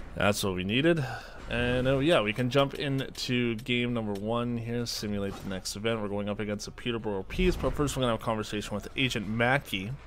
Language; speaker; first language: English; native; English